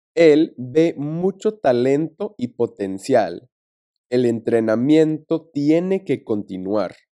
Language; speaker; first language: Spanish; non-native, fluent; English